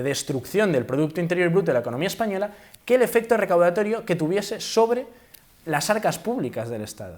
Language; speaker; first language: Spanish; native; Spanish